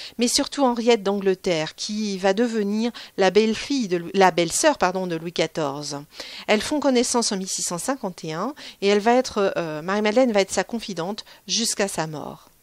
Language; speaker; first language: French; native; French